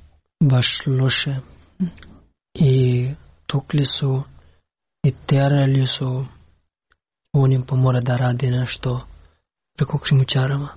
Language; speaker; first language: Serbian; non-native, learner; Pashto